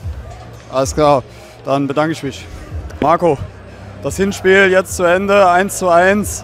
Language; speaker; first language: German; native; German